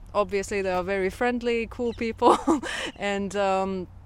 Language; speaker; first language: English; non-native, fluent; Persian